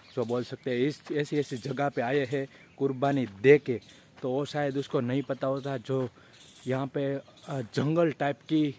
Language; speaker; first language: Hindi; non-native, local second language; Gujarati